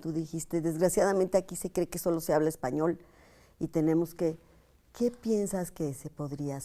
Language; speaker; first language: Spanish; native; Spanish